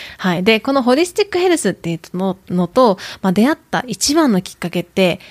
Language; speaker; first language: Japanese; native; Japanese